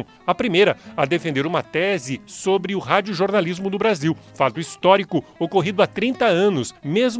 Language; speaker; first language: Portuguese; native; Portuguese